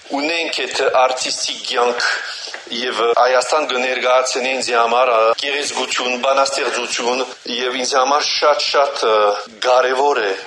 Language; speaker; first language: Armenian; early bilingual, heritage; Armenian